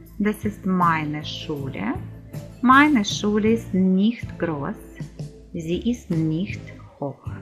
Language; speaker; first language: German; non-native, fluent; Ukrainian